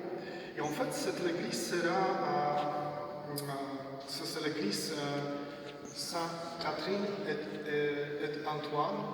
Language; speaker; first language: French; non-native, learner; Polish